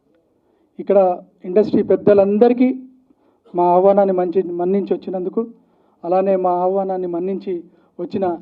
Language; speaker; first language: Telugu; native; Telugu